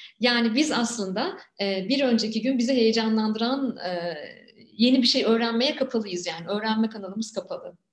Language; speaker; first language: Turkish; native; Turkish